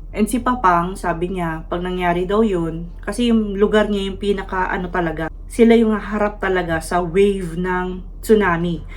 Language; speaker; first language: Filipino; native; Filipino